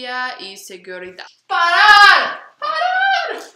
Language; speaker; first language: Spanish; non-native, learner; English